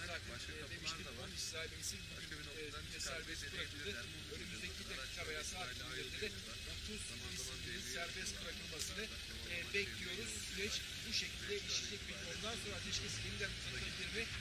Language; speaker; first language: Turkish; native; Turkish